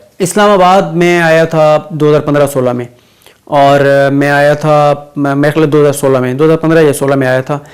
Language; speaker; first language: Urdu; non-native, local second language; Saraiki